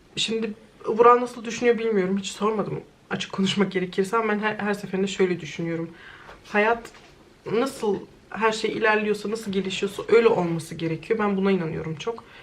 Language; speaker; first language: Turkish; early bilingual, heritage; Turkish